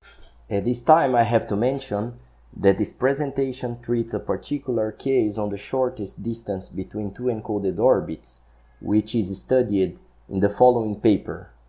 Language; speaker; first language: English; non-native, fluent; Portuguese